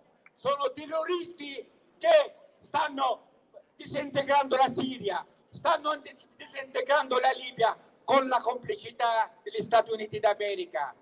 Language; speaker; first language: Italian; non-native, fluent; Arabic